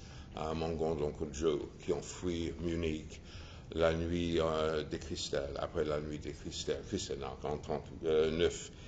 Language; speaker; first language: French; non-native, fluent; English